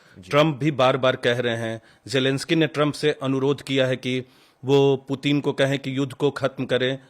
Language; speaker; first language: Hindi; native; Hindi